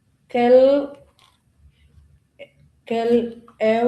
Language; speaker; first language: French; non-native, learner; Spanish